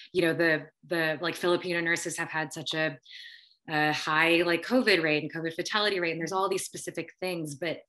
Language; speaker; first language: English; early bilingual, other home language; Filipino